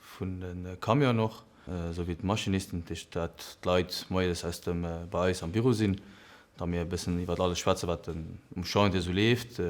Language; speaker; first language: Luxembourgish; early bilingual, other home language; Portuguese